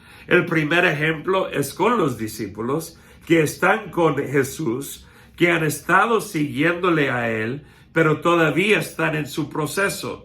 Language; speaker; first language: Spanish; non-native, fluent; English